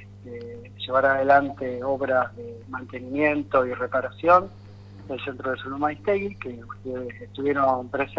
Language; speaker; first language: Spanish; native; Spanish